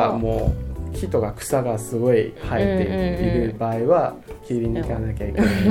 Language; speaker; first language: Japanese; non-native, fluent; Chinese